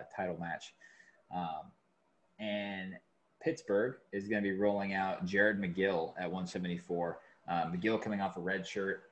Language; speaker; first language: English; native; English